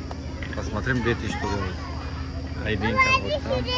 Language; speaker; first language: Russian; non-native, learner; Turkish